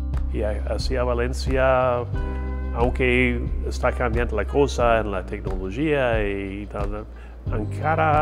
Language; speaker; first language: Catalan; non-native, fluent; English